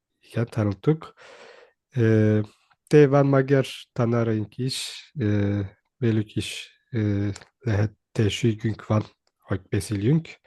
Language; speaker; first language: Hungarian; non-native, learner; Turkish